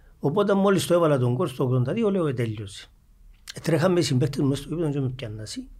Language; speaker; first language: Greek; native; Greek